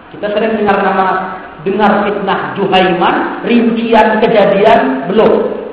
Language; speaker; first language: Indonesian; native; Indonesian